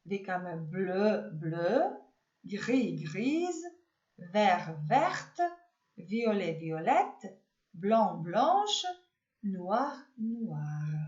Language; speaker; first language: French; non-native, fluent; Macedonian